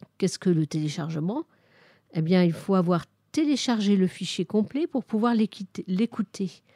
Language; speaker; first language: French; native; French